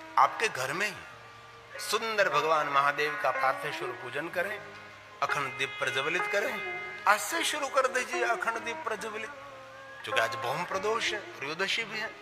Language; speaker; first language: Hindi; non-native, local second language; Gujarati